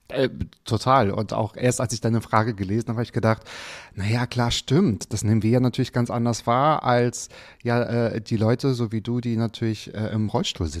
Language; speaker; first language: German; native; German